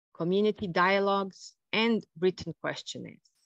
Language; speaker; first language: English; non-native, fluent; Bosnian